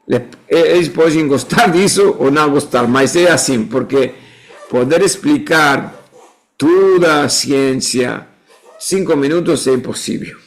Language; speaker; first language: Portuguese; non-native, fluent; Spanish